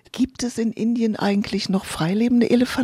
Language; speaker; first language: German; native; German